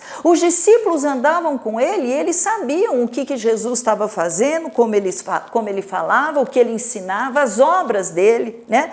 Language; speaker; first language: Portuguese; native; Portuguese